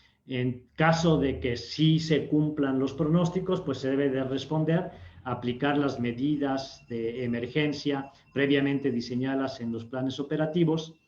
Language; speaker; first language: Spanish; native; Spanish